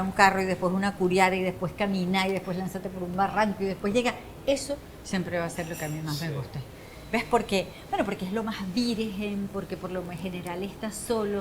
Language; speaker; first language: Spanish; native; Spanish